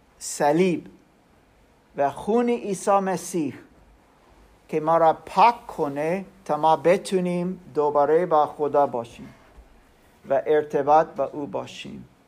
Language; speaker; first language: Persian; non-native, learner; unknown